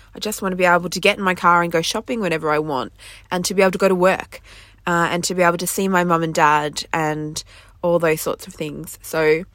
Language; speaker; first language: English; native; English